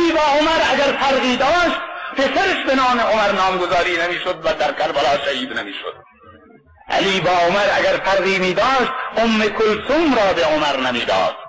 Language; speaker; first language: Persian; non-native, local second language; Baluchi